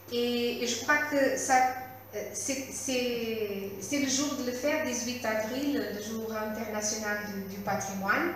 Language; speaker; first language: French; non-native, local second language; Portuguese